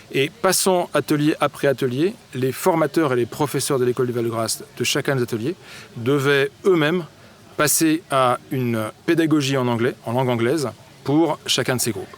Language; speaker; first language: French; native; French